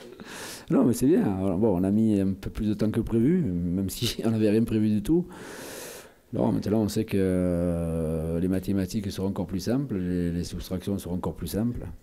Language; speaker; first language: French; native; French